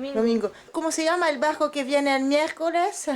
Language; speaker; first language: Spanish; non-native, learner; French